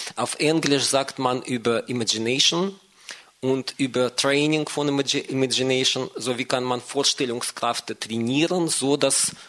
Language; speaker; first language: German; non-native, fluent; Russian